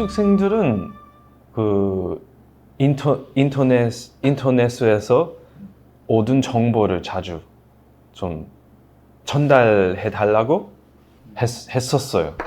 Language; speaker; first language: Korean; non-native, fluent; English